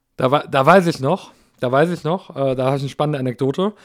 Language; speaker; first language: German; early bilingual, other home language; English